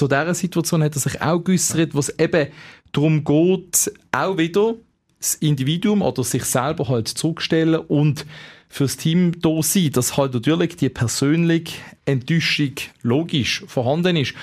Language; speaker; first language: German; native; German